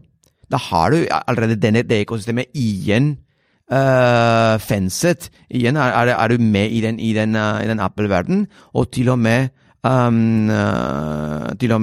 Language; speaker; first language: Norwegian; non-native, fluent; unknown